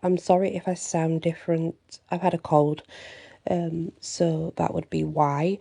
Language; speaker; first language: English; native; English